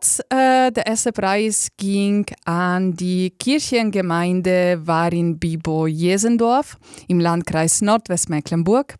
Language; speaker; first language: German; native; German